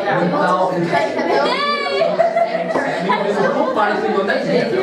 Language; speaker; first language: Dutch; native; Dutch